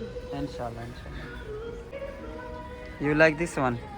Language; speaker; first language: English; non-native, learner; Urdu